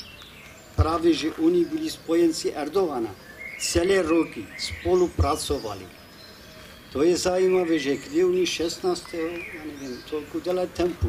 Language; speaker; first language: Czech; non-native, fluent; Kurdish